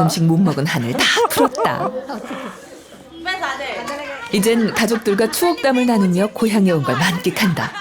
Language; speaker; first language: Korean; native; Korean